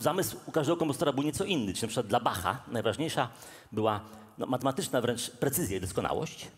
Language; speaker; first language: Polish; native; Polish